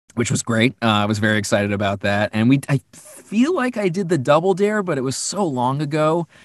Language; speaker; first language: English; native; English